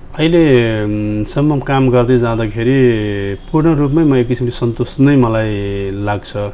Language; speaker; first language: Nepali; non-native, local second language; Newari